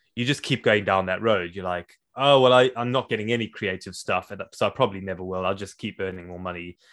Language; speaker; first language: English; native; English